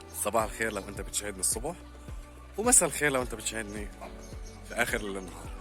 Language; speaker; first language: Arabic; native; Arabic